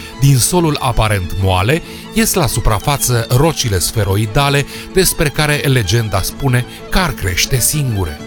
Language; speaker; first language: Romanian; native; Romanian